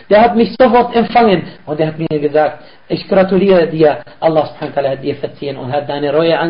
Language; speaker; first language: German; non-native, fluent; Arabic